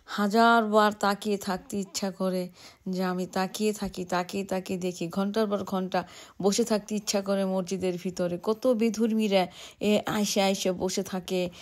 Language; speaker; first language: Bangla; early bilingual, heritage; Bangla